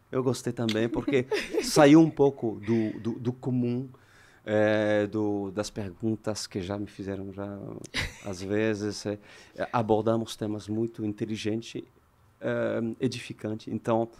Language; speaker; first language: Portuguese; non-native, fluent; French